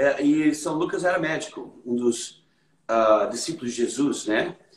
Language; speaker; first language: Portuguese; native; Portuguese